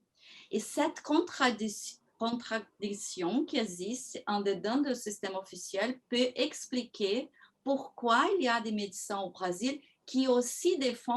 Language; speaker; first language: French; non-native, fluent; Portuguese